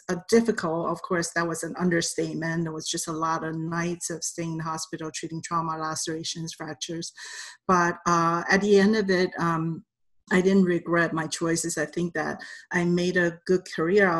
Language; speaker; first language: English; non-native, fluent; Chinese